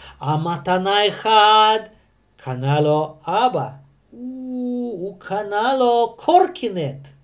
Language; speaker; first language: Hebrew; non-native, fluent; Russian